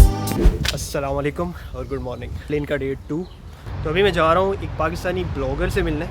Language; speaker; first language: Urdu; native; Urdu